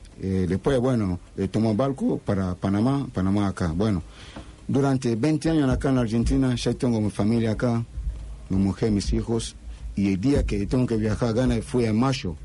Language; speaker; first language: Spanish; non-native, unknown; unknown